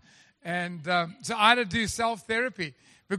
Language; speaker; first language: English; native; English